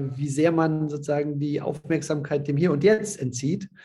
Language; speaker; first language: German; early bilingual, other home language; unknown